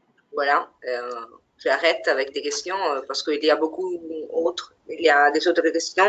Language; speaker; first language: French; non-native, fluent; Italian